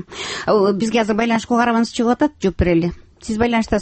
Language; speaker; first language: Kyrgyz; native; Kyrgyz